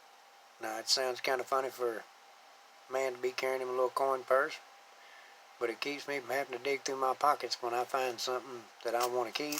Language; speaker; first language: English; native; English